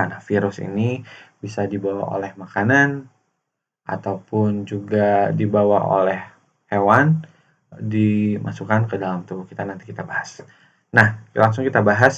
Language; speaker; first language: Indonesian; native; Indonesian